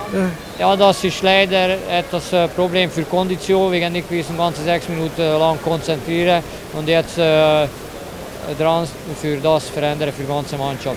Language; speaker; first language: German; non-native, learner; Hungarian